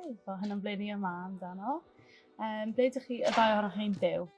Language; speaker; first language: Welsh; non-native, learner; English